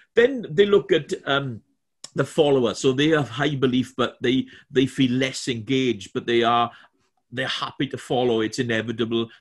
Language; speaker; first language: English; native; English